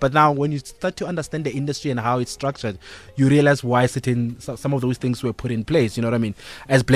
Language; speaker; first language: English; non-native, local second language; Tswana